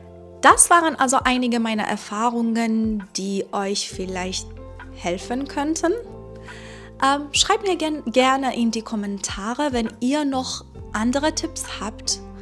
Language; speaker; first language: German; non-native, fluent; Persian